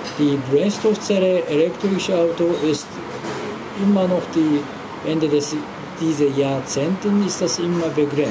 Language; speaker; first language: German; non-native, learner; Japanese